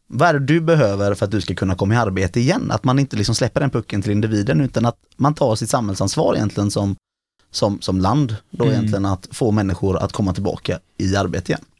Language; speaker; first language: Swedish; native; Swedish